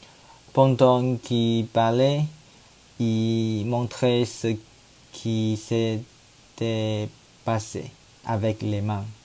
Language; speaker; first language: French; non-native, learner; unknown